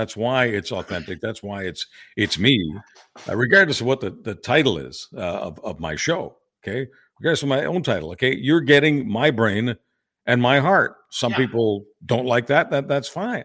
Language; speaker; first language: English; native; English